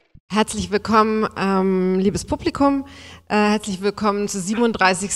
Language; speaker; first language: German; native; German